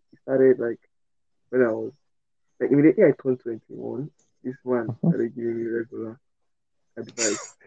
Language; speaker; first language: English; non-native, local second language; Yoruba